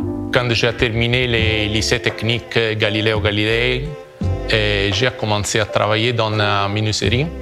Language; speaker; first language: French; non-native, fluent; Italian